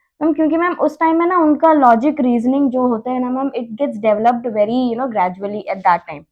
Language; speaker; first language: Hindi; non-native, local second language; Telugu